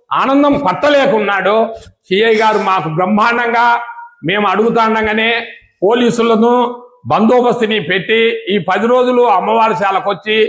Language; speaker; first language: Telugu; native; Telugu